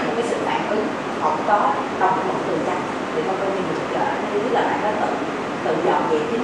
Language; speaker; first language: Vietnamese; native; Vietnamese